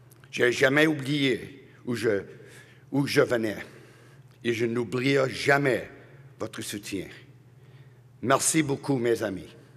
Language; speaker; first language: French; early bilingual, heritage; French